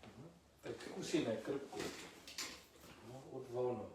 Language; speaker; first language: Czech; non-native, learner; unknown